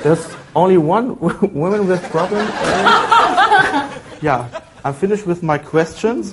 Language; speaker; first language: English; non-native, fluent; German